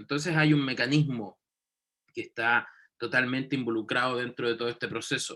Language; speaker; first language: Spanish; native; Spanish